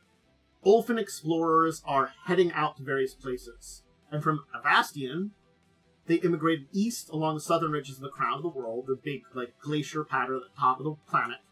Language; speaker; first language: English; native; English